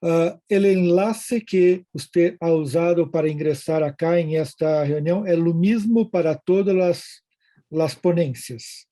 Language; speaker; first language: Spanish; non-native, learner; Portuguese